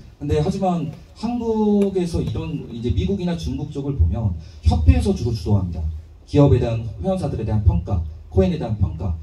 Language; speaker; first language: Korean; native; Korean